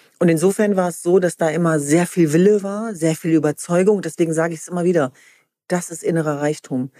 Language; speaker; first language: German; early bilingual, other home language; Kurdish